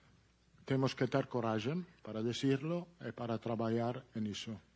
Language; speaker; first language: Portuguese; non-native, learner; Italian